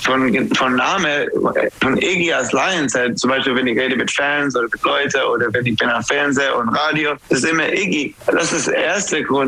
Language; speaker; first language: German; non-native, learner; English